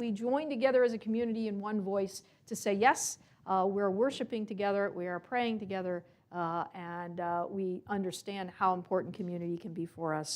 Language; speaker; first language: English; native; English